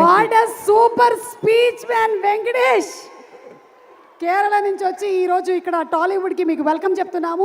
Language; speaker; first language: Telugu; native; Telugu